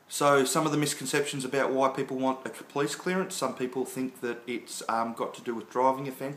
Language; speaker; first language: English; native; English